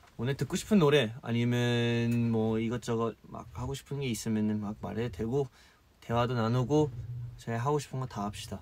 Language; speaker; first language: Korean; early bilingual, heritage; Korean